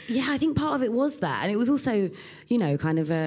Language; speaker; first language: English; native; English